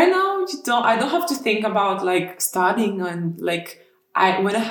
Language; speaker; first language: English; non-native, fluent; Greek